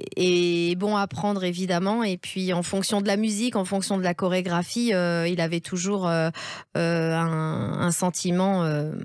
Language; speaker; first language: French; native; French